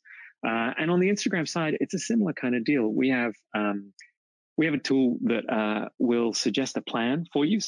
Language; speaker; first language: English; native; English